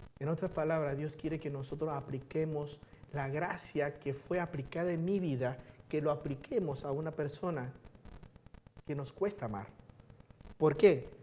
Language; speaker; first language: Spanish; early bilingual, other home language; Chinese